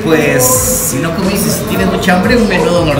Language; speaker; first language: Spanish; native; Spanish